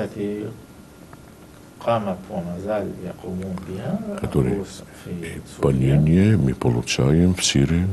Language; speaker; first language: Russian; non-native, fluent; Arabic